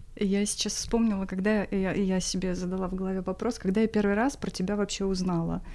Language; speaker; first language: Russian; native; Russian